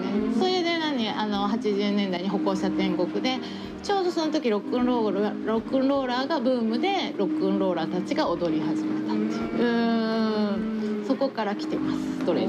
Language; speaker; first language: Japanese; native; Japanese